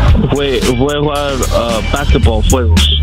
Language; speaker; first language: Spanish; early bilingual, heritage; English